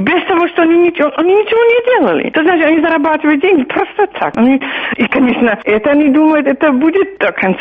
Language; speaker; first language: Russian; non-native, fluent; German